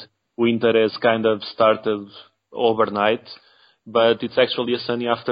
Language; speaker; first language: English; non-native, fluent; Portuguese